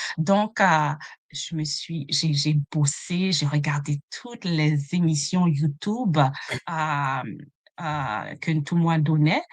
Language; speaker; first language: French; non-native, local second language; Haitian Creole